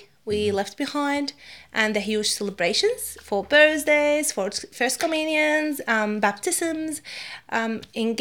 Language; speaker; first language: English; non-native, fluent; Arabic